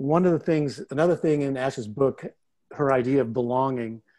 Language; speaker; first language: English; native; English